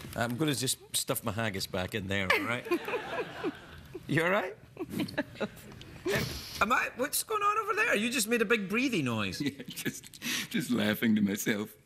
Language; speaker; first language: English; native; English